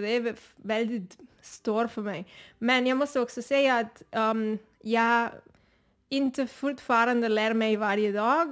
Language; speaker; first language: Swedish; non-native, learner; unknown